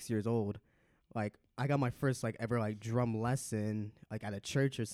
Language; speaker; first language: English; native; English